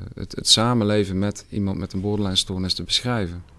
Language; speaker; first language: Dutch; native; Dutch